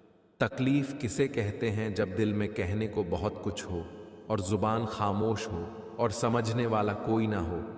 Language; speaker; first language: Hindi; native; Hindi